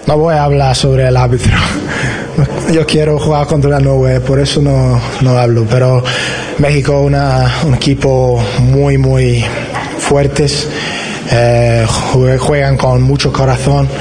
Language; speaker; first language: Spanish; non-native, learner; English